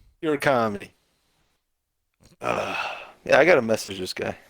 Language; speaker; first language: English; native; English